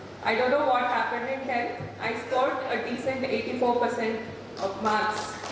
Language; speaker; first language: English; non-native, local second language; Telugu